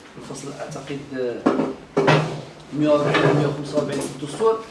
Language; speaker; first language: Arabic; native; Arabic